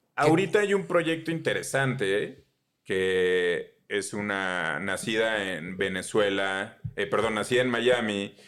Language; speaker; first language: Spanish; native; Spanish